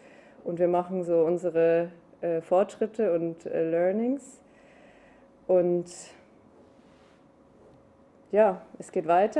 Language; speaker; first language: German; native; German